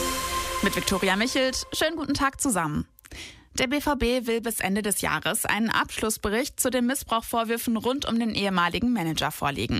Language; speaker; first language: German; native; German